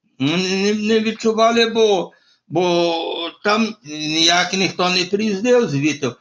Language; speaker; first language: Ukrainian; early bilingual, heritage; Ukrainian